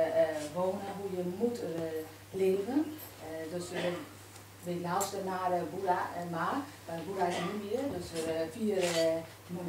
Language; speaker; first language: Dutch; non-native, learner; Burmese